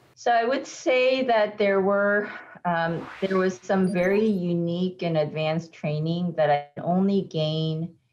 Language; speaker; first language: English; native; English